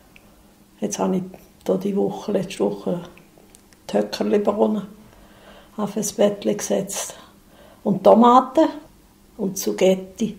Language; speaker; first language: German; native; German